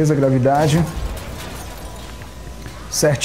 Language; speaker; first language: Portuguese; native; Portuguese